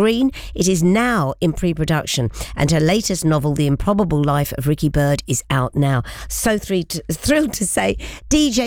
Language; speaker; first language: English; native; English